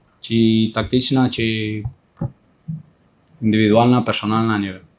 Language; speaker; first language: Polish; non-native, fluent; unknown